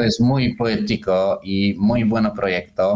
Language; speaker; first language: Spanish; non-native, learner; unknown